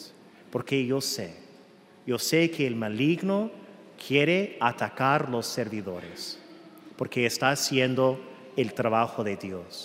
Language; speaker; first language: Spanish; non-native, fluent; English